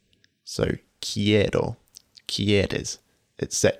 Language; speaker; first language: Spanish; non-native, fluent; English